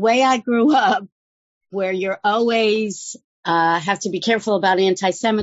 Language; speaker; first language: English; native; English